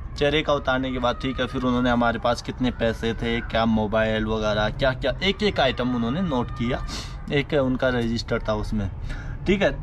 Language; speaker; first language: Hindi; native; Hindi